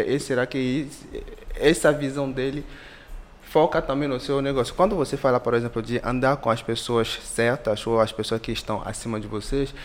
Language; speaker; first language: Portuguese; non-native, fluent; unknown